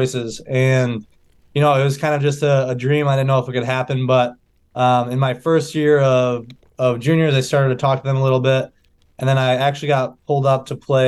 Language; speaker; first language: English; native; English